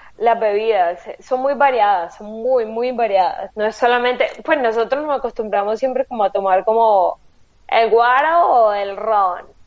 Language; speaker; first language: Spanish; native; Spanish